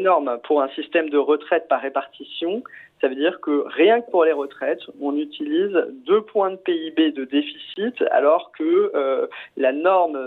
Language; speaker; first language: French; native; French